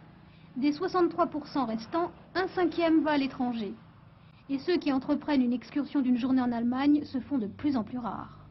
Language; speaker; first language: French; native; French